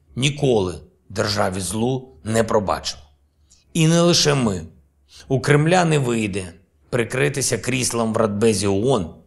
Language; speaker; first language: Ukrainian; non-native, local second language; Russian